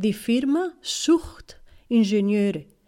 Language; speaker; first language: German; non-native, fluent; Spanish